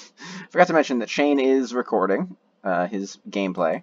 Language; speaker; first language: English; native; English